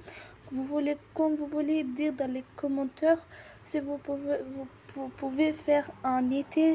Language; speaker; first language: French; non-native, learner; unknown